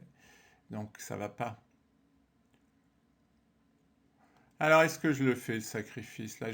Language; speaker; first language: French; native; French